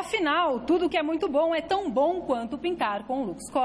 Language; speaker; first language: Portuguese; native; Portuguese